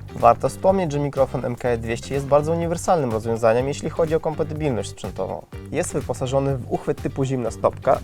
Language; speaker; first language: Polish; native; Polish